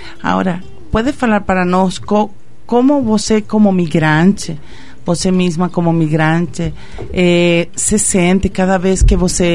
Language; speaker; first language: Portuguese; non-native, fluent; Spanish